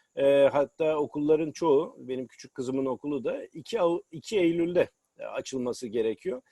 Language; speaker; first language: Turkish; native; Turkish